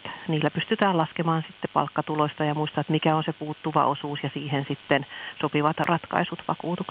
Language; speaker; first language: Finnish; native; Finnish